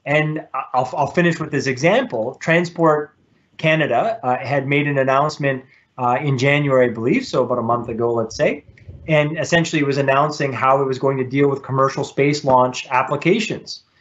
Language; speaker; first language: English; native; English